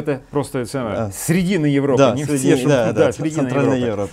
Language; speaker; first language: Russian; native; Russian